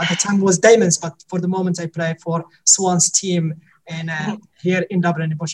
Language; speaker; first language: English; non-native, fluent; Arabic